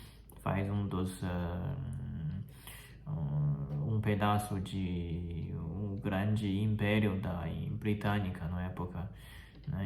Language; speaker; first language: Portuguese; non-native, fluent; Chinese